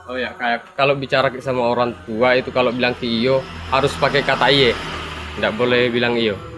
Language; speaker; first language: Indonesian; non-native, local second language; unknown